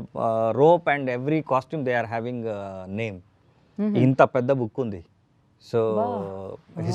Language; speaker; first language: Telugu; non-native, learner; Kannada